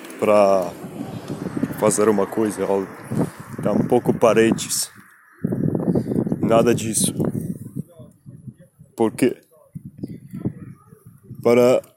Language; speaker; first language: Portuguese; non-native, learner; Spanish